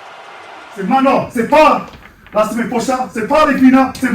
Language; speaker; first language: French; non-native, learner; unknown